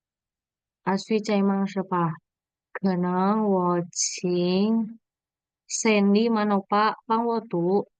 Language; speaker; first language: Chinese; non-native, fluent; Indonesian